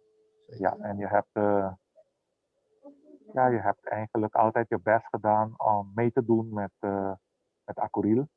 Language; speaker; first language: Dutch; non-native, local second language; Papiamento